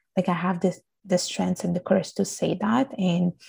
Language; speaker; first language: English; non-native, fluent; Italian